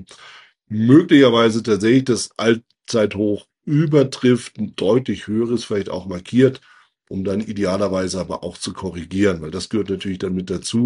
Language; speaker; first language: German; native; German